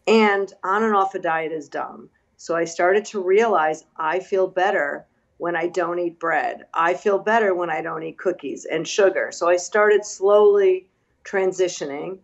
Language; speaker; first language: English; native; English